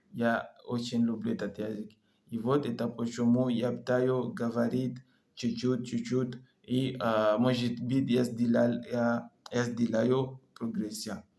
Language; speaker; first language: Russian; non-native, learner; French